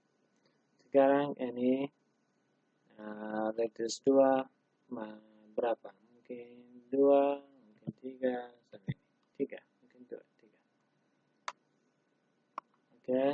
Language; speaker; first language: Indonesian; non-native, learner; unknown